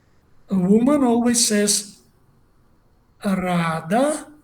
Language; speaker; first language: English; non-native, learner; Russian